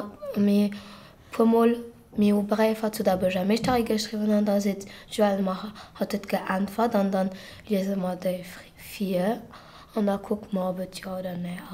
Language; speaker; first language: German; non-native, local second language; Luxembourgish